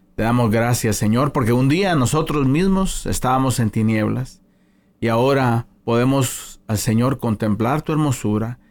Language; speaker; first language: Spanish; native; Spanish